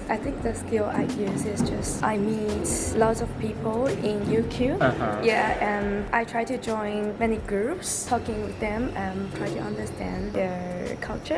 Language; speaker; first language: English; non-native, fluent; Chinese